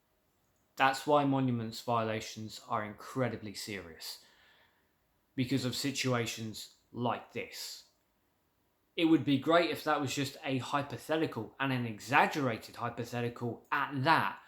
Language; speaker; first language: English; native; English